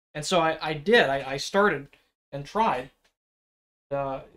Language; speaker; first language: English; native; English